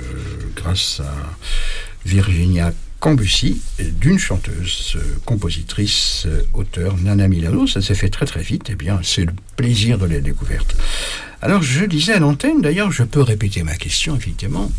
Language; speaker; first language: French; native; French